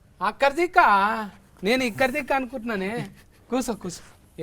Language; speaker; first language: Telugu; native; Telugu